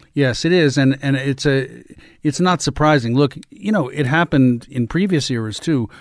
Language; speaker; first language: English; native; English